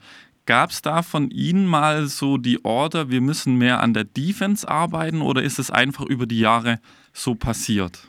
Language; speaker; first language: German; native; German